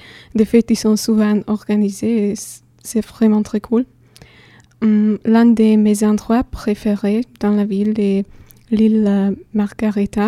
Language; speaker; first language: French; non-native, fluent; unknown